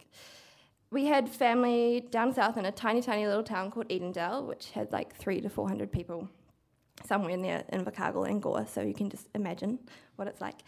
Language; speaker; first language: English; native; English